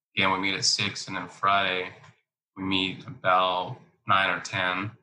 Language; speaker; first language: English; early bilingual, other home language; Spanish